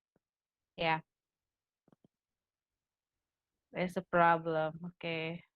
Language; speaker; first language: English; non-native, fluent; Indonesian